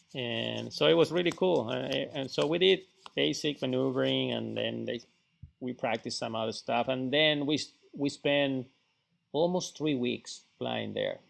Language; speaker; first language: English; non-native, fluent; Spanish